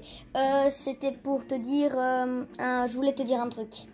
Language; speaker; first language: French; native; French